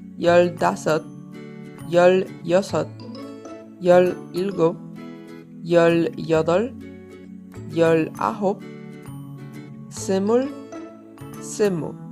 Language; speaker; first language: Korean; non-native, fluent; Polish